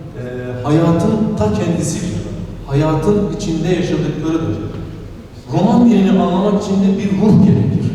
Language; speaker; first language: Turkish; non-native, local second language; Romany